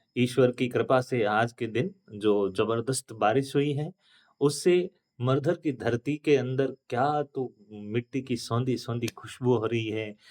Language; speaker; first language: Hindi; native; Hindi